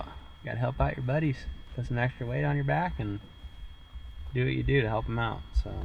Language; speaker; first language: English; native; English